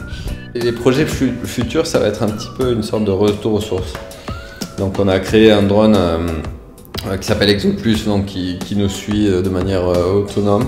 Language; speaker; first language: French; native; French